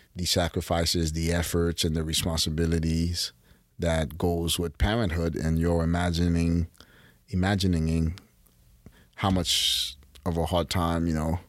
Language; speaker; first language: English; early bilingual, other home language; Haitian Creole